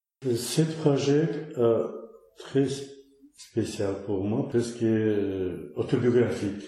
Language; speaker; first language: French; non-native, learner; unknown